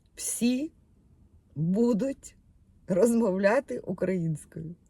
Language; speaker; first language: Ukrainian; non-native, local second language; Russian